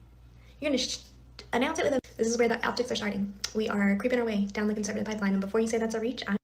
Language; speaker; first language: English; native; English